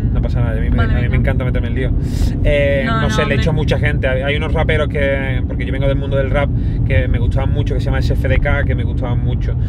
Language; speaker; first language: Spanish; native; Spanish